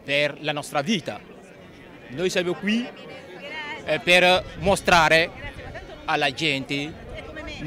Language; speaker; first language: Italian; non-native, fluent; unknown